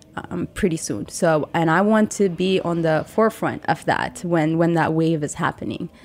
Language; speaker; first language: English; non-native, fluent; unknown